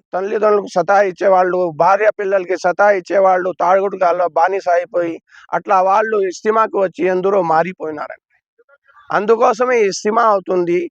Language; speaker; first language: Telugu; non-native, local second language; Urdu